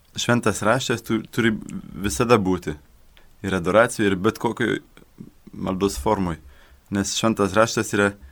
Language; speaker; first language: Lithuanian; non-native, learner; French